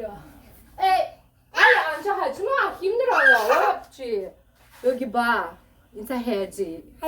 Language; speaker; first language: Korean; non-native, fluent; Kazakh